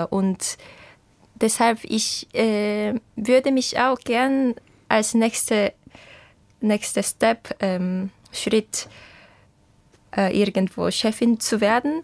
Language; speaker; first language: German; non-native, fluent; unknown